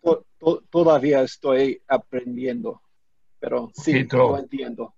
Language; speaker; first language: Spanish; non-native, learner; English